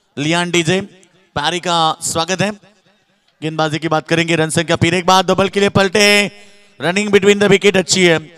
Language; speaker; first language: Hindi; non-native, local second language; Marathi